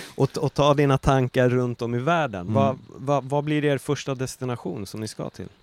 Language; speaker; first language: Swedish; native; Swedish